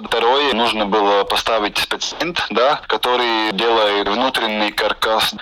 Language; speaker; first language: Russian; non-native, local second language; Latvian